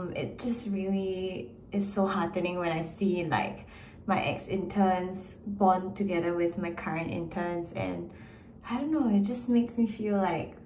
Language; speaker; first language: English; native; English